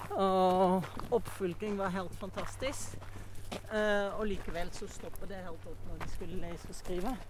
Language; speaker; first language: Norwegian; non-native, fluent; Dutch